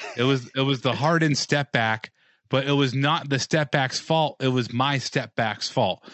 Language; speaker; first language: English; native; English